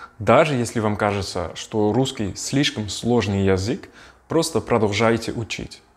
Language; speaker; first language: Russian; non-native, fluent; Dutch